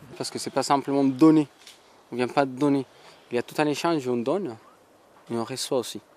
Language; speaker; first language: French; non-native, fluent; Spanish